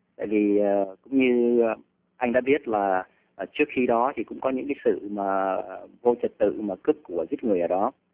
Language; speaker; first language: Vietnamese; early bilingual, heritage; Vietnamese